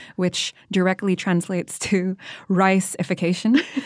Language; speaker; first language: English; non-native, fluent; Indonesian